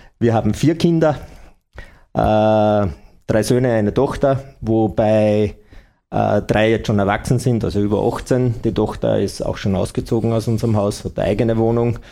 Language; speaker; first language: German; native; German